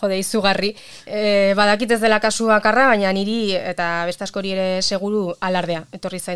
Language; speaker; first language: Basque; native; Basque